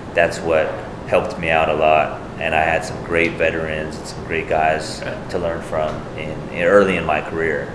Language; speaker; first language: English; native; English